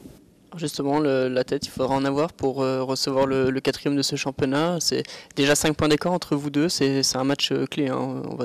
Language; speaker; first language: French; native; French